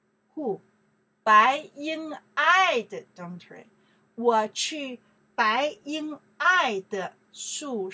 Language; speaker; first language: Chinese; non-native, learner; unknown